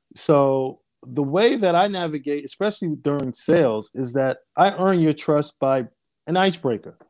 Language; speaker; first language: English; native; English